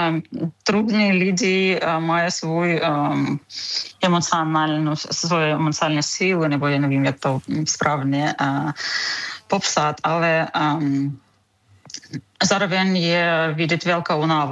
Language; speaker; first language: Czech; non-native, learner; Ukrainian